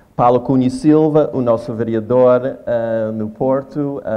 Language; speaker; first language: Portuguese; non-native, fluent; English